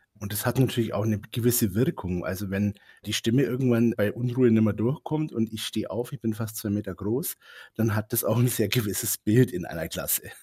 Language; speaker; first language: German; native; German